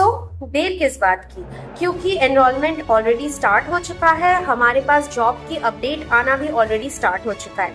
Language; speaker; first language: Hindi; non-native, local second language; Bangla